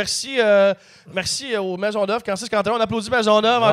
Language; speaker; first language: French; native; French